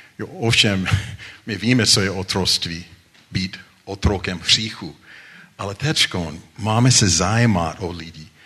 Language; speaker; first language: Czech; non-native, fluent; English